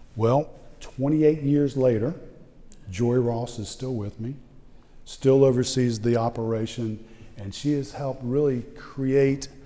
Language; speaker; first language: English; native; English